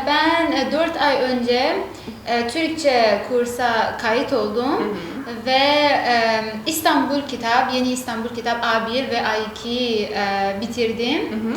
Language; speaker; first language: Turkish; non-native, learner; Persian